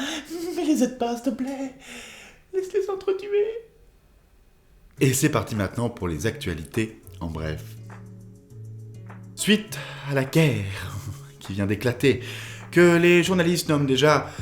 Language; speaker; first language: French; native; French